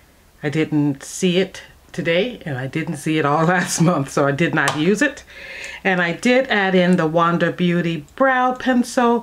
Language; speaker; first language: English; native; English